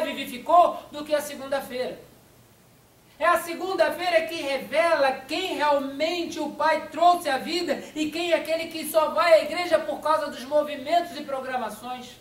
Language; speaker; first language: Portuguese; native; Portuguese